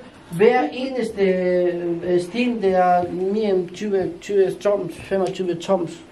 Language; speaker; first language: Danish; non-native, fluent; Spanish